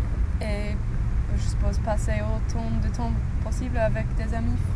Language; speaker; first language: French; non-native, learner; English